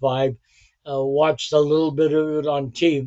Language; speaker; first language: English; native; English